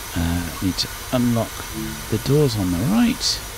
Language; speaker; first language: English; native; English